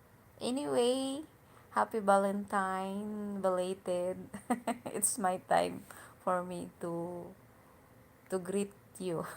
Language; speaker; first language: English; non-native, learner; Hiligaynon